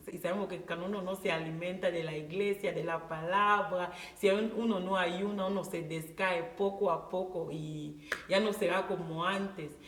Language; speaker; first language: Spanish; non-native, local second language; Fang